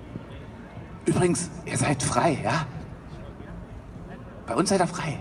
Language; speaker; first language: German; native; German